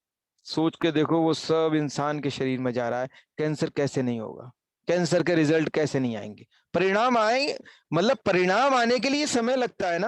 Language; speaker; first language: Hindi; native; Hindi